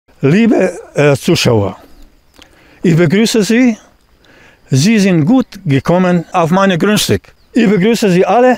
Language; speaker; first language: German; non-native, learner; Bosnian